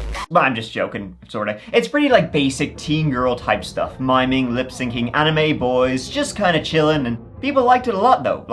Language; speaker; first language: English; native; English